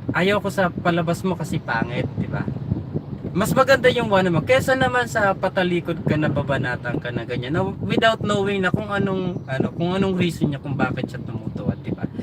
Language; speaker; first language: Filipino; non-native, local second language; Bikol